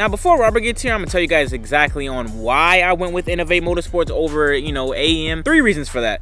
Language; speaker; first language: English; native; English